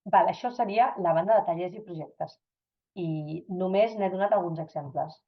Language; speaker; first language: Catalan; non-native, fluent; German